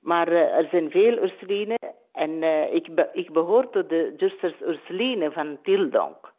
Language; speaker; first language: Dutch; non-native, learner; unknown